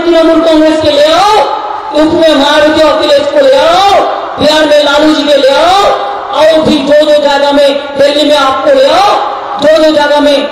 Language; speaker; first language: Hindi; non-native, local second language; Bangla